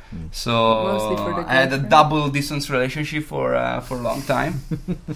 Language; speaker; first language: English; non-native, fluent; Italian